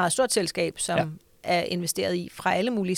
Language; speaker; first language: Danish; native; Danish